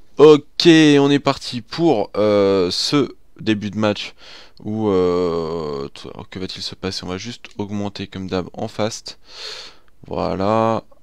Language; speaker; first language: French; native; French